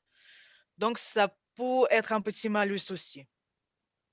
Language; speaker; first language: French; non-native, fluent; Russian